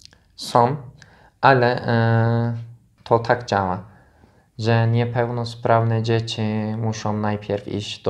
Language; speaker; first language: Polish; non-native, learner; Turkish